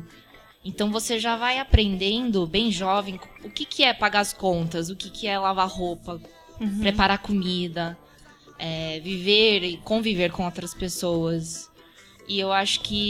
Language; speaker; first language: Portuguese; early bilingual, heritage; Portuguese